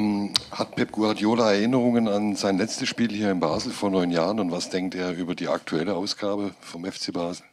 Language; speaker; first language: German; native; German